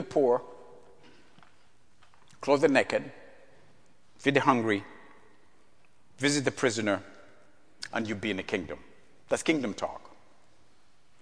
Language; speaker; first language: English; non-native, local second language; Ganda